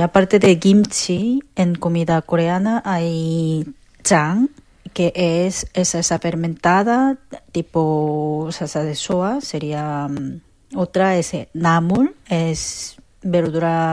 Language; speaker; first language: Spanish; non-native, fluent; Korean